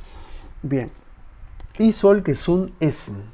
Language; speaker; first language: German; non-native, learner; Spanish